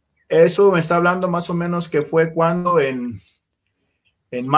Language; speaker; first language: Spanish; native; Spanish